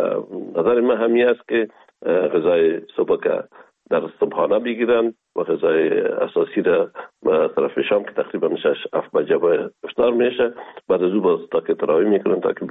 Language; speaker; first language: Persian; native; Persian